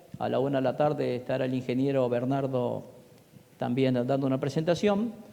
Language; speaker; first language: Spanish; native; Spanish